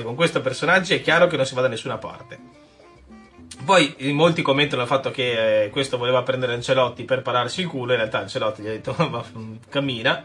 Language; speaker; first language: Italian; native; Italian